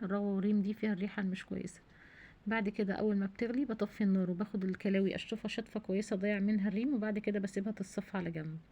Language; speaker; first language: Arabic; native; Arabic